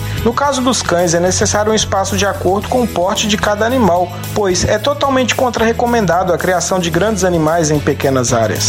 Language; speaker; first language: Portuguese; native; Portuguese